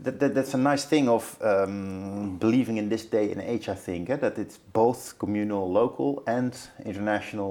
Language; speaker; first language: English; non-native, fluent; Dutch